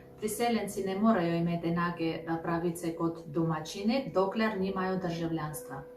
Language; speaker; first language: Slovenian; non-native, fluent; Armenian